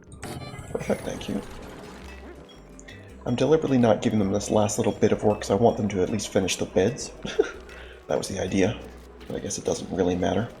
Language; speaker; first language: English; native; English